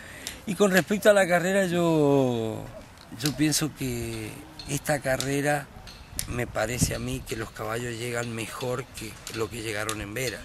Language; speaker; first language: Spanish; native; Spanish